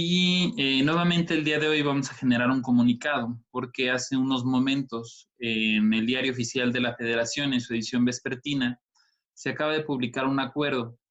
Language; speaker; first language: Spanish; native; Spanish